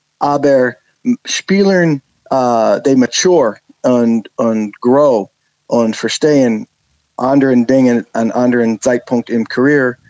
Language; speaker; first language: German; non-native, learner; English